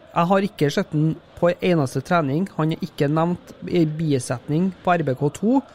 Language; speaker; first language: Norwegian; native; Norwegian